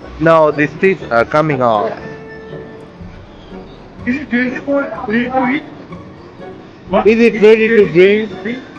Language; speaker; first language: English; non-native, learner; Bangla